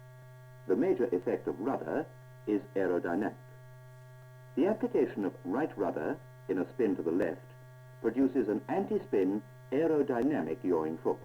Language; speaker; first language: English; native; English